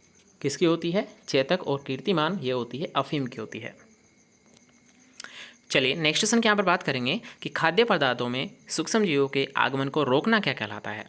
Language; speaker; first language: Hindi; native; Hindi